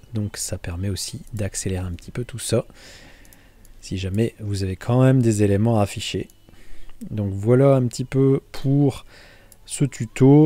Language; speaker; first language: French; native; French